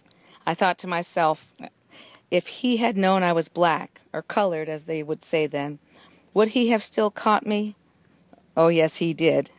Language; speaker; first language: English; native; English